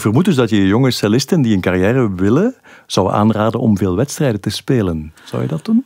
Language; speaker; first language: Dutch; native; Dutch